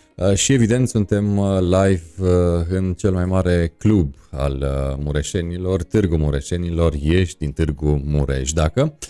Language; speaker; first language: Romanian; native; Romanian